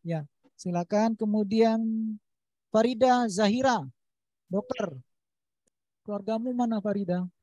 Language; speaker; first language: Indonesian; native; Indonesian